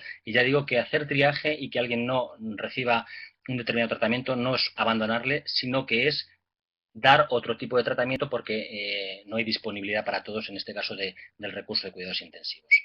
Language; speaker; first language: Spanish; native; Spanish